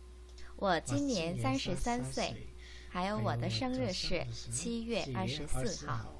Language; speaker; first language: Chinese; non-native, learner; Korean